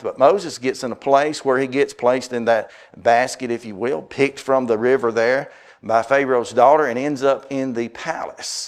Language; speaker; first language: English; native; English